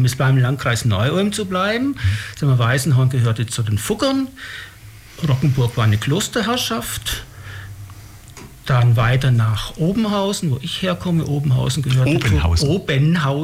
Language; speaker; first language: German; native; German